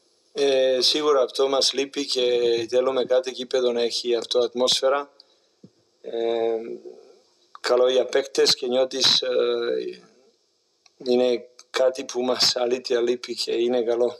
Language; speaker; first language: Greek; non-native, learner; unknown